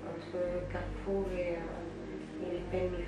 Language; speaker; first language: French; native; French